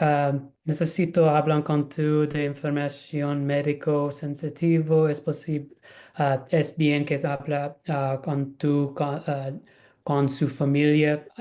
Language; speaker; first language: Spanish; non-native, learner; English